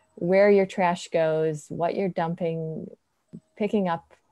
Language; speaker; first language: English; native; English